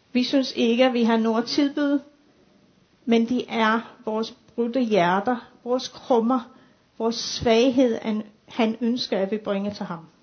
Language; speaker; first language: Danish; non-native, fluent; English